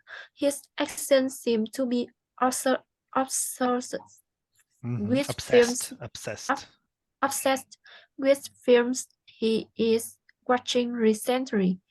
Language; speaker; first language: English; non-native, learner; Vietnamese